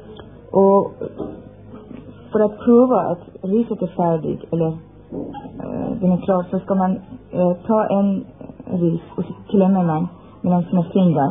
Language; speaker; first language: Swedish; non-native, fluent; Persian